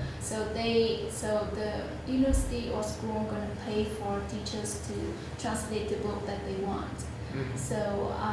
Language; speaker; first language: English; non-native, fluent; Vietnamese